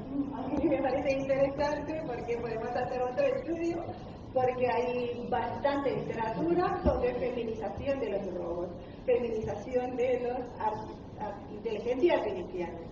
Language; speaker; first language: Spanish; non-native, learner; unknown